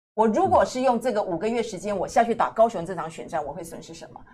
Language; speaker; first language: Chinese; native; Chinese